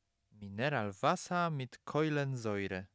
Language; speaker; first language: German; non-native, learner; Polish